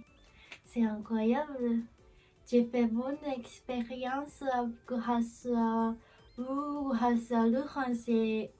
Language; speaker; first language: French; non-native, learner; Japanese